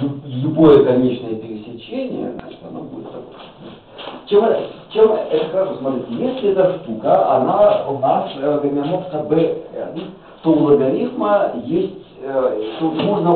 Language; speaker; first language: Russian; native; Russian